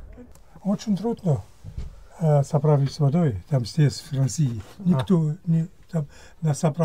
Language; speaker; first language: Russian; non-native, learner; German